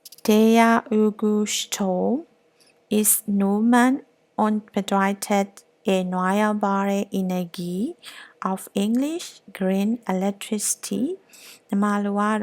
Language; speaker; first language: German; non-native, learner; Burmese